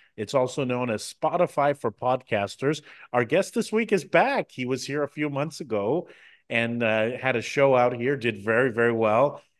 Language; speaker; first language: English; native; English